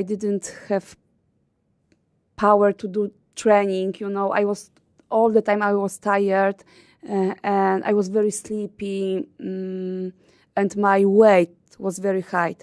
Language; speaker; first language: English; non-native, learner; Polish